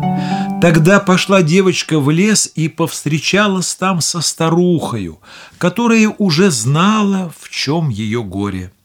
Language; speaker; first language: Russian; native; Russian